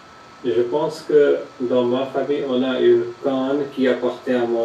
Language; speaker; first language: French; non-native, fluent; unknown